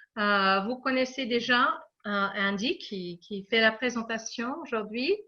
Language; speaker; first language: French; non-native, fluent; English